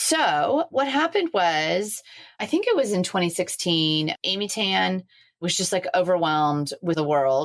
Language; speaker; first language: English; native; English